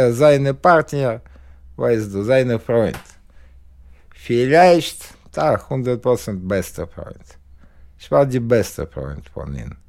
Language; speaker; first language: German; non-native, learner; Russian